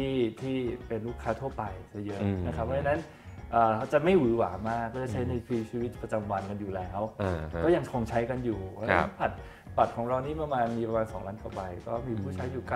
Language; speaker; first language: Thai; native; Thai